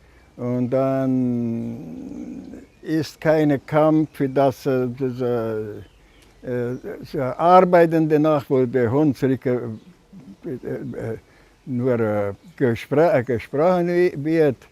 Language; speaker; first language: German; early bilingual, heritage; German